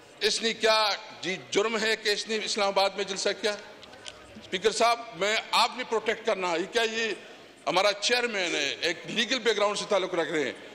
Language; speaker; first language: Urdu; non-native, local second language; Pashto